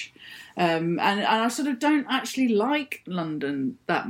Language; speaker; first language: English; native; English